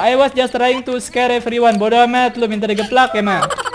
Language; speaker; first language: English; non-native, learner; Indonesian